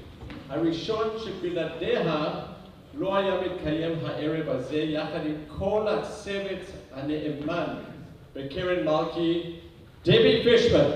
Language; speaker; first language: Hebrew; non-native, fluent; English